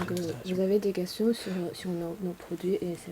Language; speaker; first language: French; non-native, learner; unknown